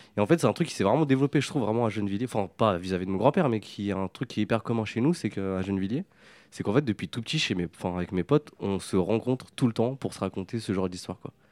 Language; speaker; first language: French; native; French